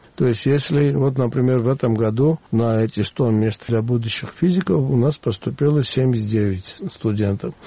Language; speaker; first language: Russian; non-native, local second language; Georgian